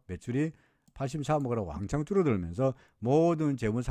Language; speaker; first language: Korean; native; Korean